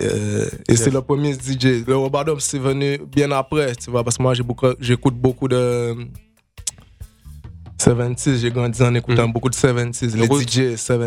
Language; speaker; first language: French; native; French